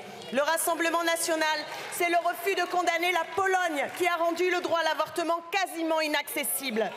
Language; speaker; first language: French; native; French